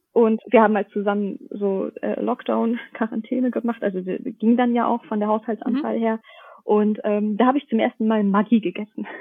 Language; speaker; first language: German; early bilingual, other home language; Russian